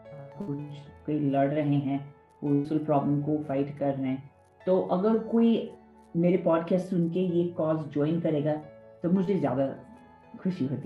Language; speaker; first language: Hindi; non-native, fluent; English